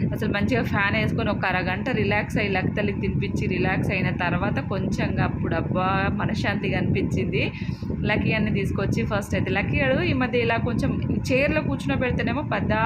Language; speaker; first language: Telugu; native; Telugu